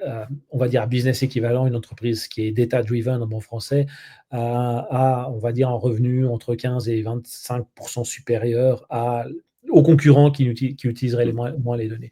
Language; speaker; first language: French; native; French